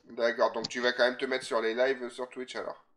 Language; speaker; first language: French; native; French